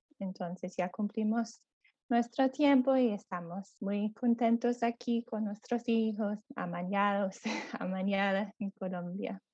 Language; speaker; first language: Spanish; non-native, fluent; English